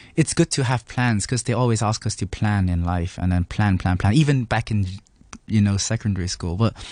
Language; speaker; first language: English; non-native, local second language; Cantonese